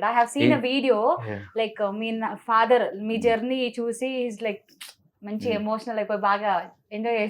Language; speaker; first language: Telugu; native; Telugu